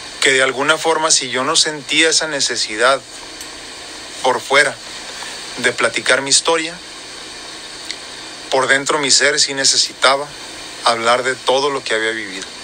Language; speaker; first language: Spanish; native; Spanish